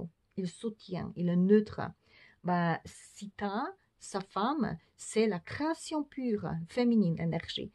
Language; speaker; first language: French; non-native, fluent; Polish